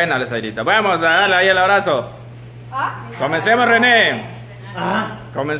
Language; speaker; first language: Spanish; native; Spanish